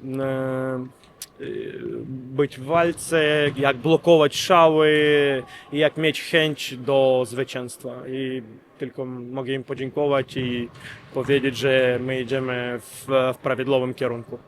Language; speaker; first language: Polish; non-native, learner; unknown